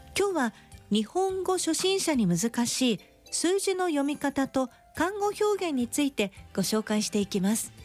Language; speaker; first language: Japanese; native; Japanese